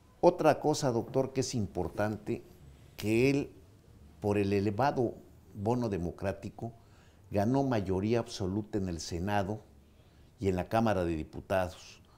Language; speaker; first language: Spanish; native; Spanish